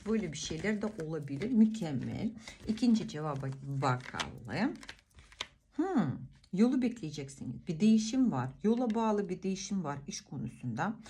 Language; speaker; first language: Turkish; non-native, fluent; Russian